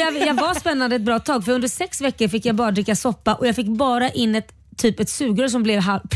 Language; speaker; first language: Swedish; native; Swedish